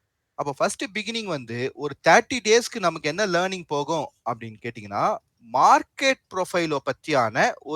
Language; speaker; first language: Tamil; native; Tamil